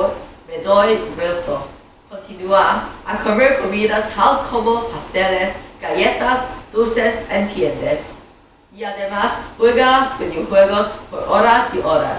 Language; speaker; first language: Spanish; non-native, learner; English